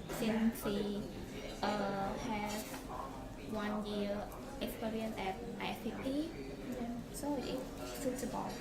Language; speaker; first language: English; non-native, learner; Khmer